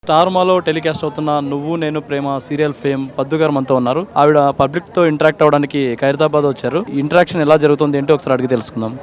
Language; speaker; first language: Telugu; native; Telugu